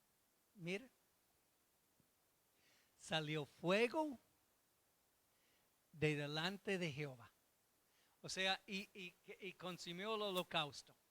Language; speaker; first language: Spanish; non-native, fluent; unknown